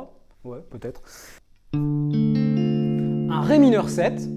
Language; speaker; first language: French; native; French